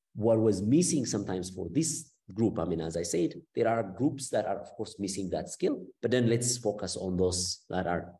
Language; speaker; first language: English; non-native, fluent; Amharic